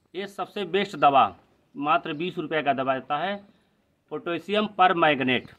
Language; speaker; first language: Hindi; native; Hindi